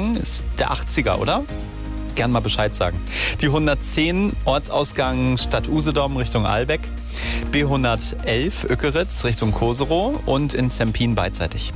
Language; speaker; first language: German; native; German